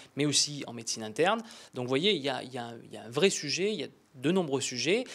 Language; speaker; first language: French; native; French